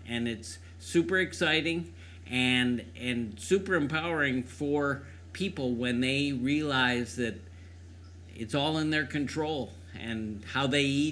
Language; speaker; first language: English; native; English